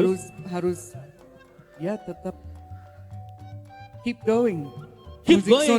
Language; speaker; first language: Indonesian; non-native, learner; English